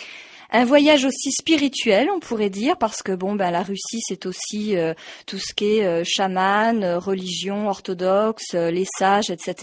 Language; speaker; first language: French; native; French